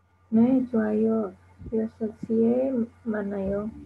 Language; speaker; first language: Korean; non-native, learner; Indonesian